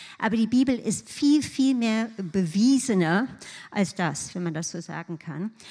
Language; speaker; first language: German; non-native, fluent; English